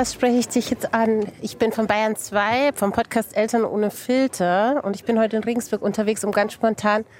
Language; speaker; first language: German; native; German